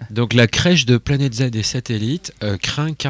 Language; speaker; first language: French; native; French